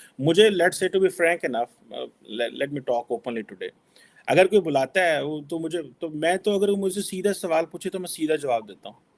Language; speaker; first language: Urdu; non-native, local second language; Punjabi